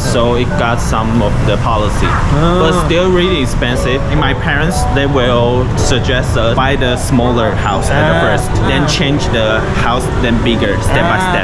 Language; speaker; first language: English; non-native, fluent; Chinese